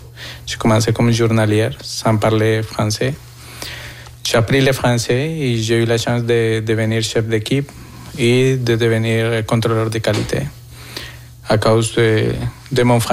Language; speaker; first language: French; non-native, fluent; Spanish